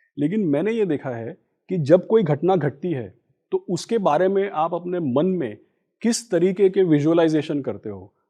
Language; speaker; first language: Hindi; non-native, local second language; Gujarati